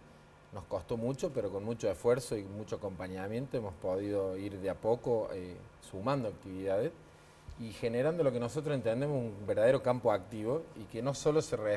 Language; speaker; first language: Spanish; native; Spanish